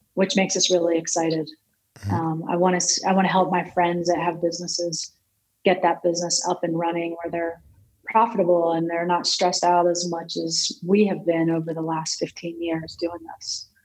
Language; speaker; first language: English; native; English